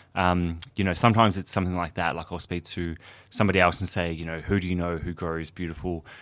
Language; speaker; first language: English; native; English